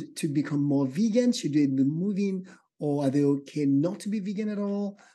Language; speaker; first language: English; non-native, local second language; Yoruba